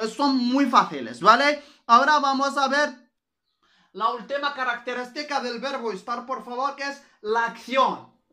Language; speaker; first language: Spanish; non-native, fluent; Arabic